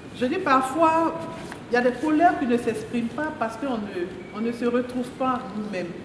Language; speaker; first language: French; non-native, local second language; Mandingo